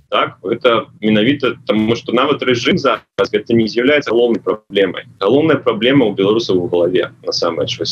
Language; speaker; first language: Belarusian; non-native, local second language; Russian